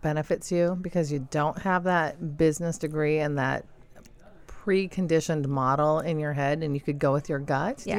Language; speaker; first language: English; native; English